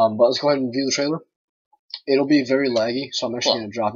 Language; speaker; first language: English; native; English